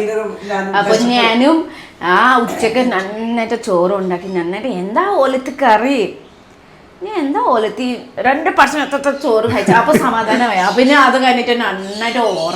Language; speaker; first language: Malayalam; non-native, fluent; Nepali